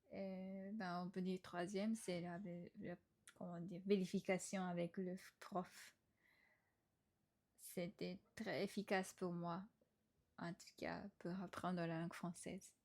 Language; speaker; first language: French; non-native, fluent; Japanese